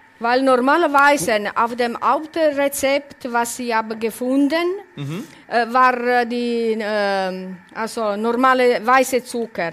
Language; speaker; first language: German; non-native, learner; Italian